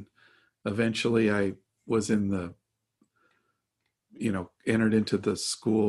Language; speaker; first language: English; native; English